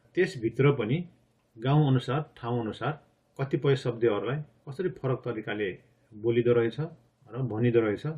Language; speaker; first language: Nepali; non-native, local second language; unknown